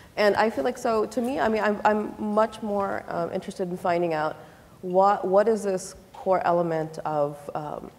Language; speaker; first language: English; native; English